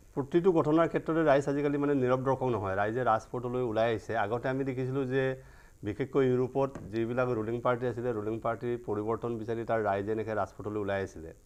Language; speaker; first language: Assamese; native; Assamese